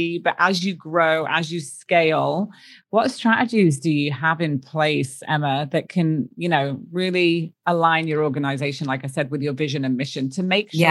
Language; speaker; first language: English; native; English